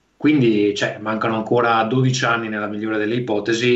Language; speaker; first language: Italian; native; Italian